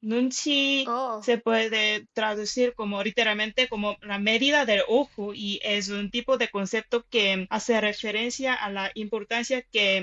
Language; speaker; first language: Spanish; non-native, fluent; Korean